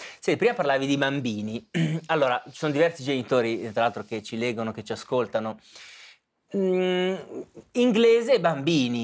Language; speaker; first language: Italian; native; Italian